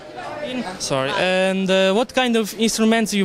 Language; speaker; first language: English; non-native, learner; Italian